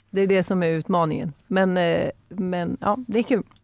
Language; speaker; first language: Norwegian; non-native, fluent; Swedish